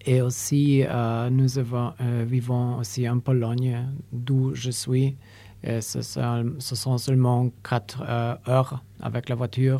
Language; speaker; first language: French; non-native, learner; Polish